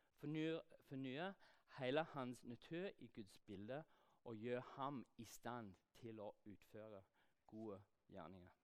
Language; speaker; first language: Norwegian; non-native, fluent; English